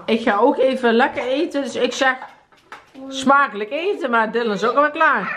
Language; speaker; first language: Dutch; native; Dutch